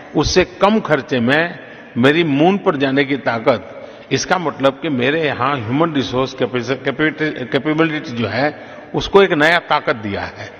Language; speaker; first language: Hindi; non-native, local second language; Gujarati